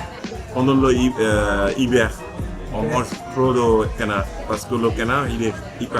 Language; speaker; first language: French; non-native, learner; Bangla